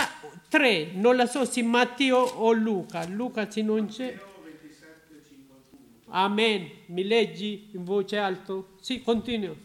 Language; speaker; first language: Italian; non-native, learner; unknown